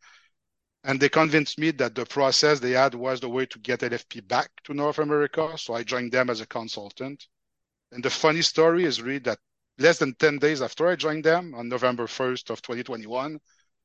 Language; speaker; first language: English; non-native, fluent; French